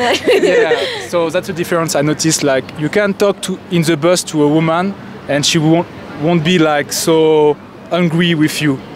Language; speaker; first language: English; non-native, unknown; French